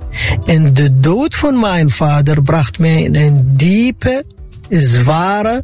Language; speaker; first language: Dutch; non-native, fluent; Arabic